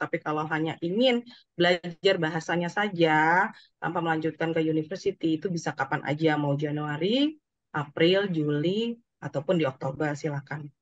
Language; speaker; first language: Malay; non-native, fluent; Japanese